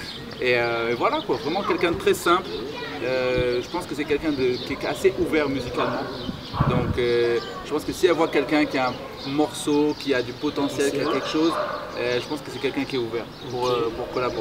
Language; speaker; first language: French; native; French